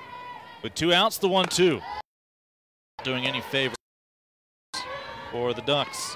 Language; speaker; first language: English; native; English